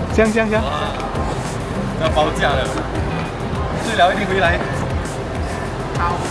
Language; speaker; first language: Chinese; native; Chinese